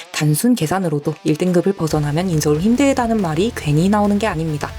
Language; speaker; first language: Korean; native; Korean